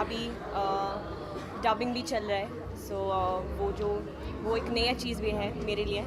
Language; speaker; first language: Hindi; non-native, learner; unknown